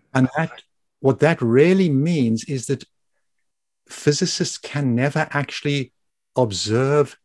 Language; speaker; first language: English; native; English